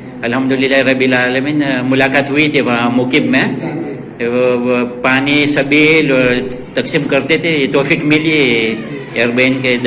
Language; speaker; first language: Hindi; non-native, learner; Gujarati